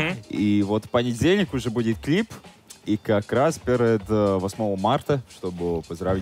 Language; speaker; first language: Russian; non-native, fluent; Latvian